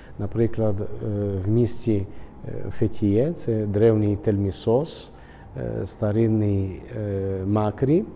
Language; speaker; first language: Ukrainian; early bilingual, heritage; Ukrainian